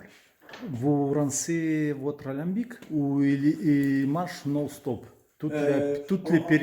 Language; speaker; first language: French; non-native, learner; Russian